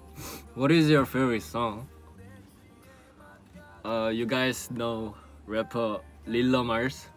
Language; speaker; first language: English; non-native, learner; Korean